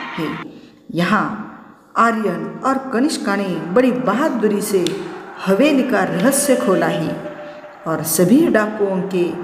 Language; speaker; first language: Hindi; non-native, local second language; Marathi